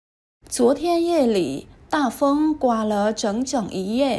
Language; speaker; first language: Chinese; non-native, learner; Vietnamese